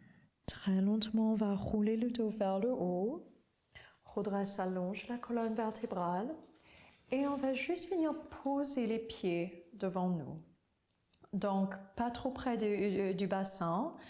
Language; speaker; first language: French; non-native, fluent; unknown